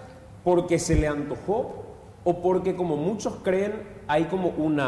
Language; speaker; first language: Spanish; native; Spanish